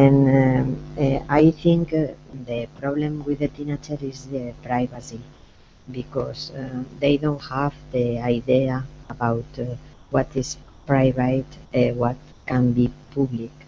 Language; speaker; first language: English; non-native, learner; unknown